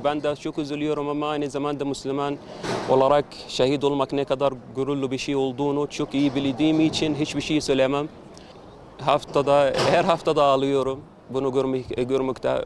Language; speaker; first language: Turkish; non-native, fluent; Arabic